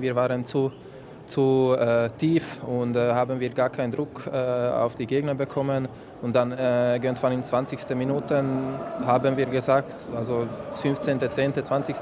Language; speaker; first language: German; non-native, fluent; Slovak